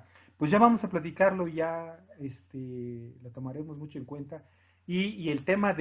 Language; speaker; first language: Spanish; native; Spanish